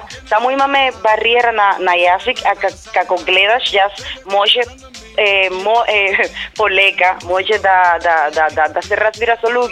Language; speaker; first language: Macedonian; non-native, learner; Spanish